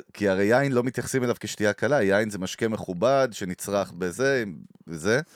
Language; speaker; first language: Hebrew; native; Hebrew